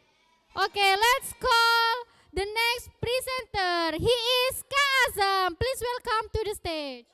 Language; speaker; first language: English; non-native, fluent; Indonesian